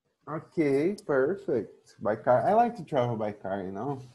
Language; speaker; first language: English; non-native, fluent; Portuguese